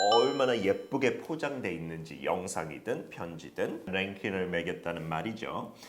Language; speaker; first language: Korean; non-native, fluent; English